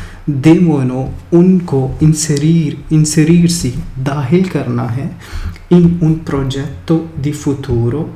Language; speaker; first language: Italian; non-native, fluent; Urdu